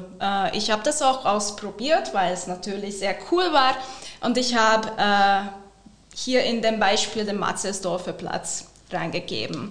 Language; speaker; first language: German; non-native, fluent; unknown